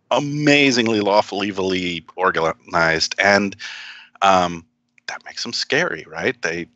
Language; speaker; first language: English; native; English